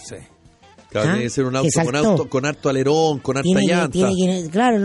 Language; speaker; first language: Spanish; native; Spanish